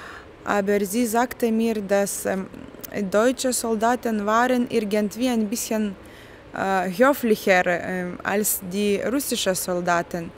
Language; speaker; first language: German; non-native, fluent; Lithuanian